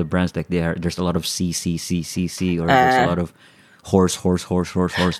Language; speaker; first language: English; non-native, local second language; Cebuano